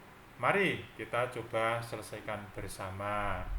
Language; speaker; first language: Indonesian; native; Indonesian